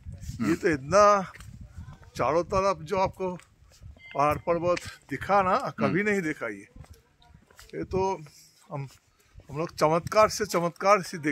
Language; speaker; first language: Hindi; non-native, local second language; Bangla